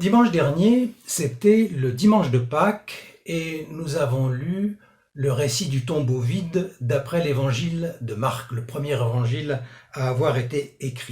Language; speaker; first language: French; native; French